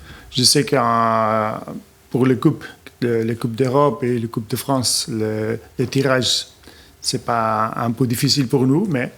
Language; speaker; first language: French; non-native, learner; Portuguese